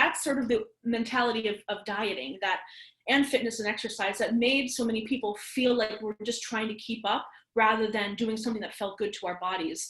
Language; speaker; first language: English; native; English